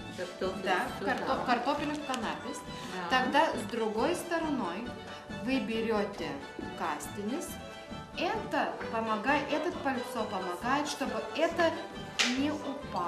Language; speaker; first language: Russian; non-native, local second language; Lithuanian